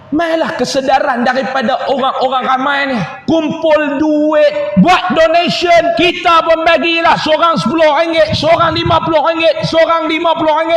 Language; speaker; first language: Malay; native; Malay